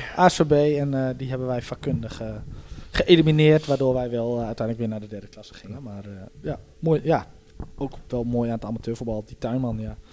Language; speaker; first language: Dutch; native; Dutch